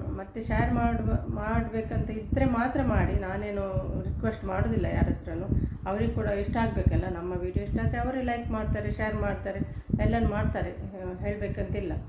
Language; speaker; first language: Kannada; non-native, local second language; Tulu